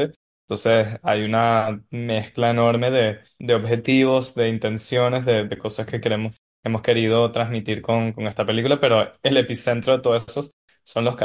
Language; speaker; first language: Spanish; native; Spanish